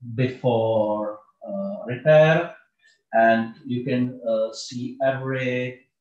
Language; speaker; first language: English; non-native, learner; Czech